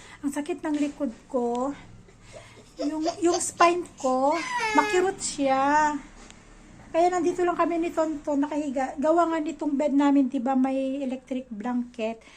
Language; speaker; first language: Filipino; native; Filipino